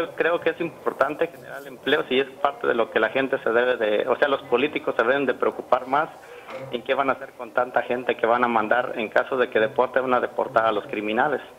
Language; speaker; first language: Spanish; native; Spanish